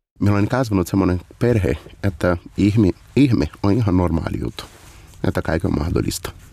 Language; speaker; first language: Finnish; non-native, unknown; Portuguese